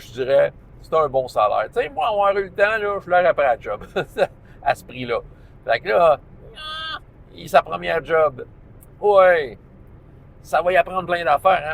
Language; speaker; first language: French; native; French